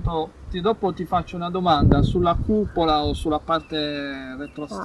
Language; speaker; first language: Italian; native; Italian